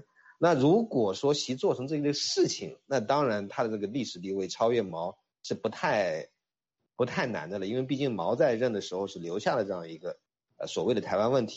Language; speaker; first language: Chinese; native; Chinese